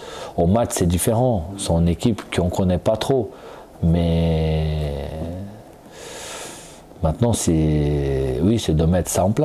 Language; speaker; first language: French; non-native, fluent; Portuguese